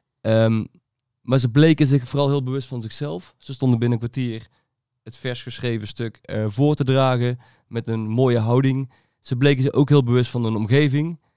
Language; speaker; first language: Dutch; native; Dutch